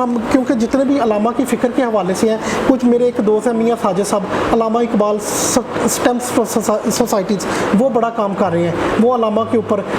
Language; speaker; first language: Urdu; non-native, local second language; Punjabi